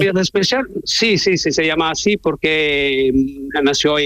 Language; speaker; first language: Spanish; non-native, learner; Italian